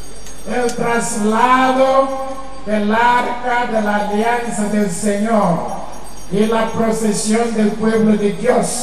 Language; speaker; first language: Spanish; non-native, fluent; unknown